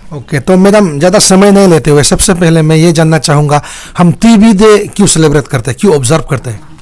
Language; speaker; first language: Hindi; non-native, local second language; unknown